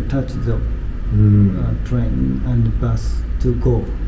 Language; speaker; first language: English; non-native, learner; Japanese